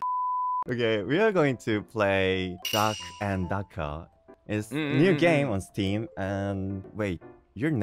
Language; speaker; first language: English; non-native, learner; Korean